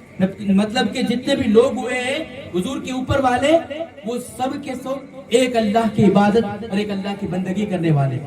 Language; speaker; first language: Urdu; native; Urdu